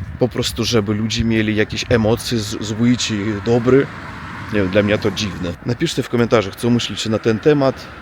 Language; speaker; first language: Polish; non-native, learner; Russian